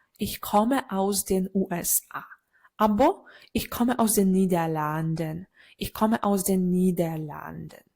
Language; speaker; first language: German; non-native, learner; Ukrainian